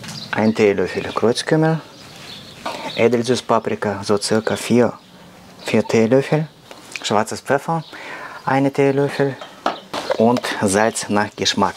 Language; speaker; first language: German; non-native, learner; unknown